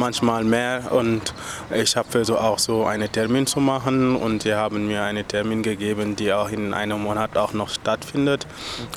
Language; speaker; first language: German; non-native, fluent; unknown